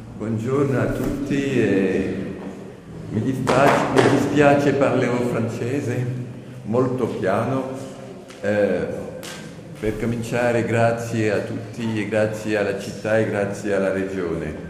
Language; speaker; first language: Italian; non-native, learner; French